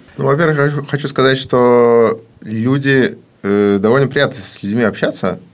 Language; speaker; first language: Russian; native; Russian